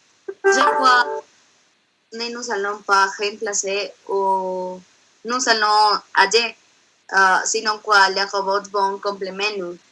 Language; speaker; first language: French; non-native, learner; Spanish